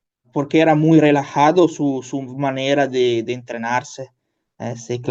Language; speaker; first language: Spanish; non-native, learner; Italian